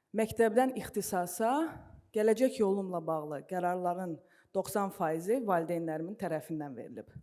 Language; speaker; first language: Azerbaijani; non-native, local second language; Russian